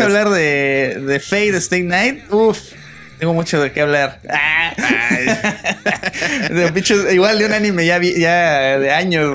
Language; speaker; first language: Spanish; native; Spanish